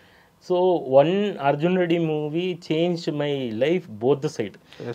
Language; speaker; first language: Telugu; non-native, fluent; Tamil